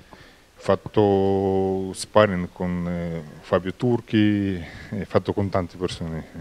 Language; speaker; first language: Italian; non-native, learner; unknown